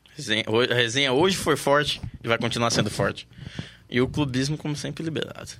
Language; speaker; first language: Portuguese; native; Portuguese